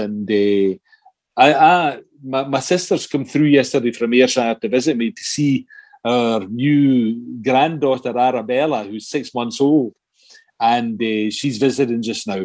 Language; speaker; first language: English; native; English